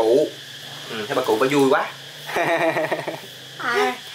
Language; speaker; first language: Vietnamese; native; Vietnamese